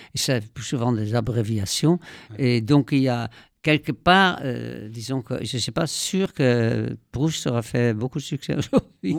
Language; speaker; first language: French; non-native, fluent; Dutch